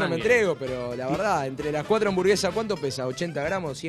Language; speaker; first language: Spanish; native; Spanish